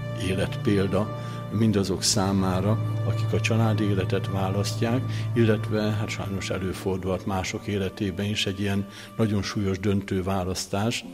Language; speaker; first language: Hungarian; native; Hungarian